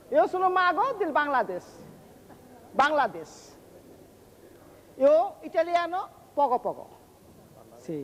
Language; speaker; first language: Italian; non-native, learner; Bangla